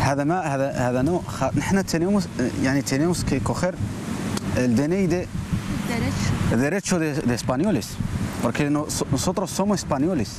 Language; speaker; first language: Spanish; non-native, learner; Arabic